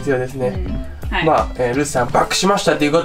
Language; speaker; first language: Japanese; native; Japanese